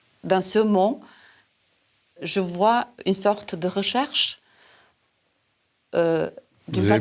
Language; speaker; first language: French; non-native, fluent; Serbian